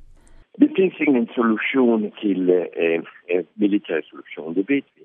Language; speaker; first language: Swedish; early bilingual, heritage; Swedish